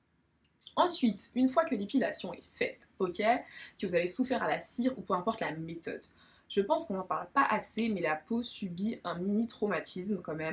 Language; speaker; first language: French; native; French